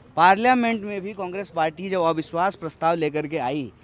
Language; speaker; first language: Hindi; native; Hindi